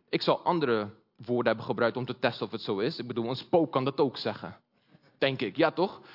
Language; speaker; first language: Dutch; early bilingual, other home language; Portuguese